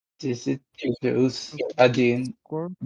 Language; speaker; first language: Russian; non-native, learner; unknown